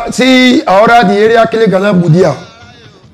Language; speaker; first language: Spanish; non-native, learner; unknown